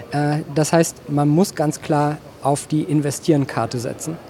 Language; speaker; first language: German; native; German